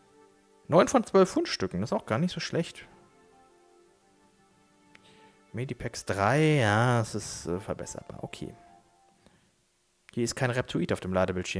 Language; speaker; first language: German; native; German